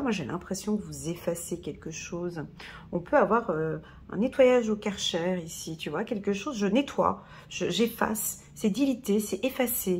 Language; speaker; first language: French; native; French